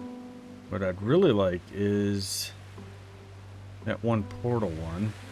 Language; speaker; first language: English; native; English